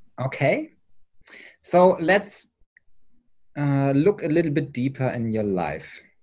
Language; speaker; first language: English; non-native, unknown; German